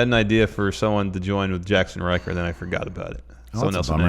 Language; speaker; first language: English; native; English